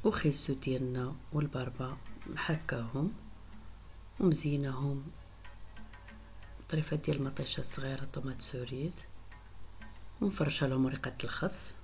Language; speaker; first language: Arabic; native; Arabic